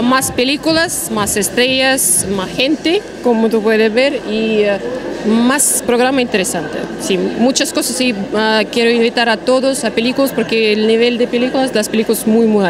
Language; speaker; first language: Spanish; non-native, learner; Russian